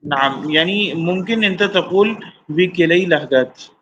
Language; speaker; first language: Arabic; non-native, fluent; Urdu